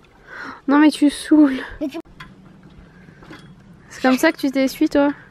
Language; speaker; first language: French; native; French